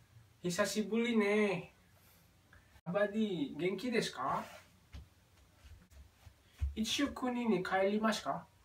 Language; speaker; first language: Japanese; non-native, fluent; Indonesian